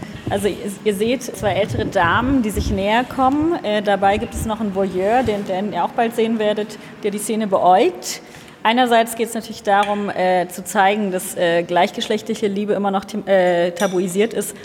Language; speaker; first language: German; native; German